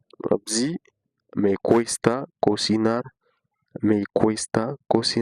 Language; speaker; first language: Spanish; non-native, fluent; Haitian Creole